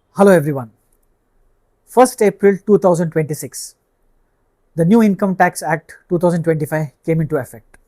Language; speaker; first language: English; non-native, local second language; Kannada